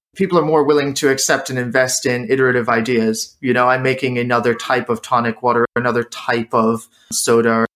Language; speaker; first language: English; native; English